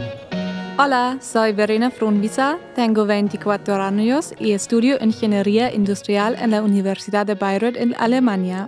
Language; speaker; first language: Spanish; non-native, fluent; German